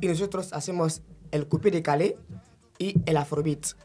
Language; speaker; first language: Spanish; non-native, fluent; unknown